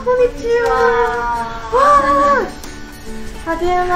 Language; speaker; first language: Japanese; non-native, fluent; Cantonese